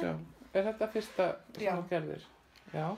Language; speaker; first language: Icelandic; native; Icelandic